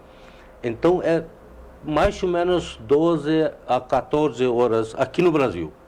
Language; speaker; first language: Portuguese; non-native, fluent; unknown